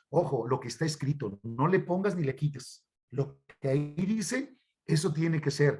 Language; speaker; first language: Spanish; native; Spanish